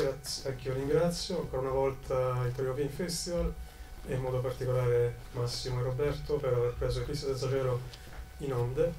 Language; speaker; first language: Italian; native; Italian